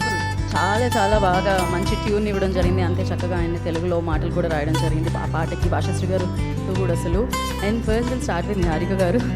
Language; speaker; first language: Telugu; native; Telugu